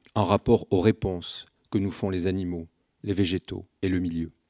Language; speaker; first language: French; native; French